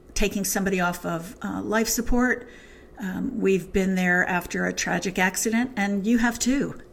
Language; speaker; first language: English; native; English